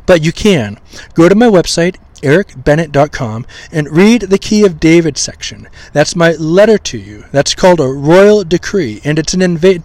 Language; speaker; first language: English; native; English